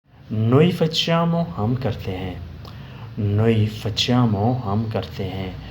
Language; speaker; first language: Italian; non-native, fluent; Urdu